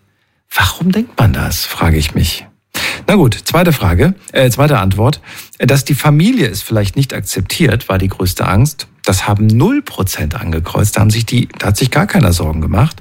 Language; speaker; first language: German; native; German